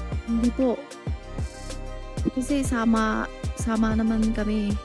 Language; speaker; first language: Filipino; non-native, learner; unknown